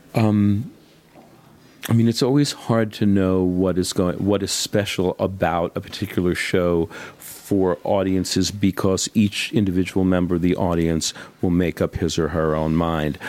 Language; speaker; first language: English; native; English